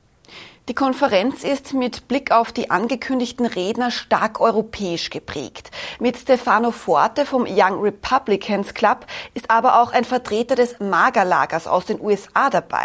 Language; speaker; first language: German; native; German